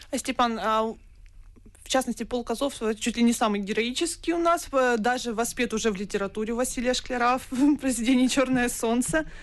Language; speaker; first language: Russian; native; Russian